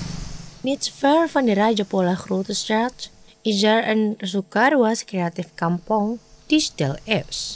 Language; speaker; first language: Dutch; non-native, fluent; Indonesian